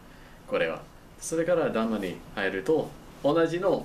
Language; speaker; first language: Japanese; non-native, learner; English